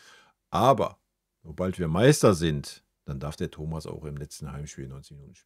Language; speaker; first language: German; native; German